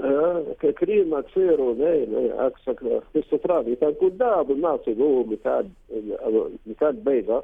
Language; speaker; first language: Greek; non-native, learner; Arabic